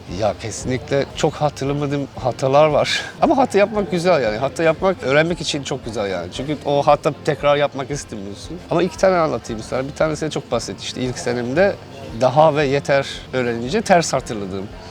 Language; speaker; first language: Turkish; non-native, fluent; English